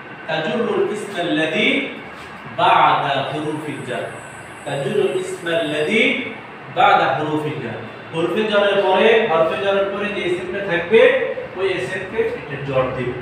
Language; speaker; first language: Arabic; non-native, fluent; Bangla